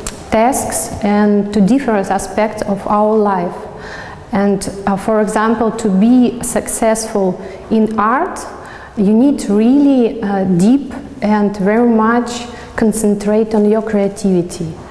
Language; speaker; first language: English; non-native, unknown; Russian